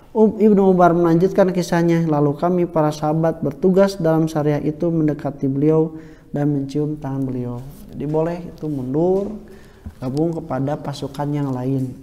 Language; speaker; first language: Indonesian; non-native, local second language; Sundanese